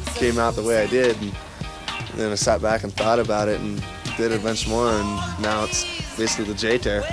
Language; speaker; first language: English; native; English